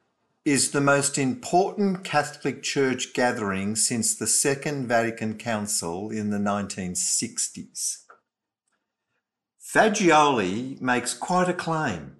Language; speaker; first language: English; native; English